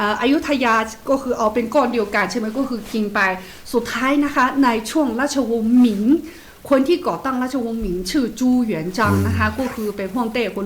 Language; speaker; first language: Thai; non-native, fluent; Chinese